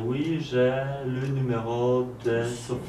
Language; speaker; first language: French; non-native, learner; Polish